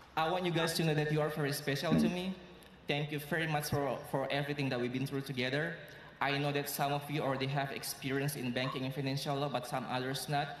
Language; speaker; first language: English; non-native, fluent; Indonesian